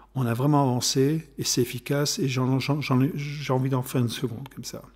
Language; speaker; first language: French; non-native, fluent; German